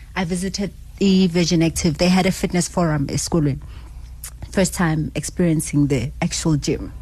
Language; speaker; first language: English; non-native, local second language; Zulu